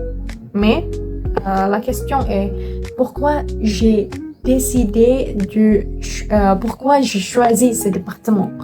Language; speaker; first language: French; non-native, learner; Indonesian